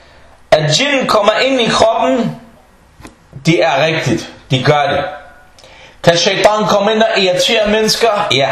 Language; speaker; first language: Danish; early bilingual, other home language; Arabic